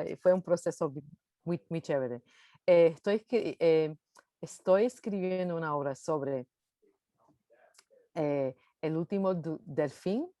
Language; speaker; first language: Spanish; early bilingual, heritage; English